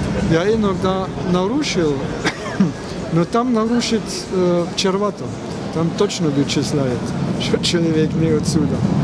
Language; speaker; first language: Russian; non-native, fluent; German